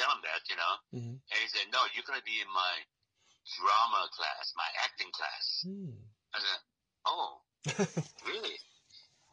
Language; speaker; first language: English; native; English